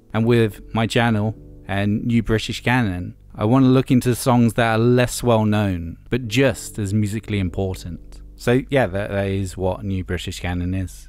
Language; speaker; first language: English; native; English